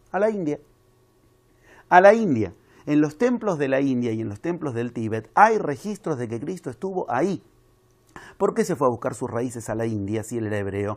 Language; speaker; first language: Spanish; native; Spanish